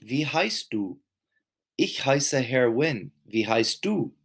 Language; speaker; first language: German; non-native, fluent; English